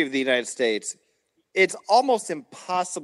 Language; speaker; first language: English; native; English